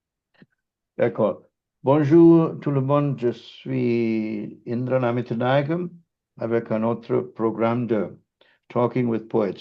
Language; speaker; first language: French; non-native, fluent; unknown